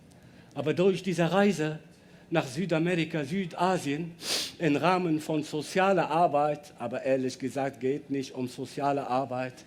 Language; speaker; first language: German; non-native, learner; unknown